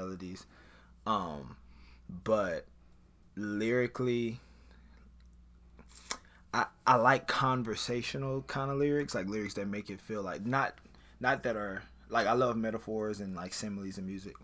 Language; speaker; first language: English; native; English